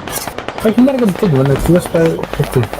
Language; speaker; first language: Russian; non-native, local second language; Yakut